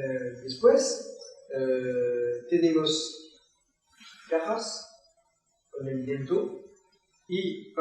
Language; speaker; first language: Spanish; non-native, learner; French